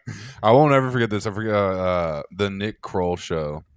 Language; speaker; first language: English; native; English